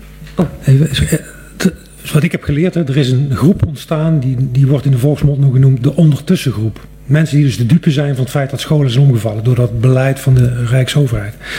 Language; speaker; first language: Dutch; native; Dutch